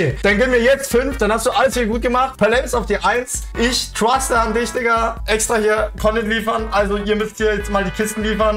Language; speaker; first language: German; native; German